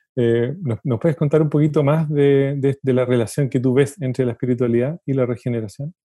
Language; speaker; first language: Spanish; native; Spanish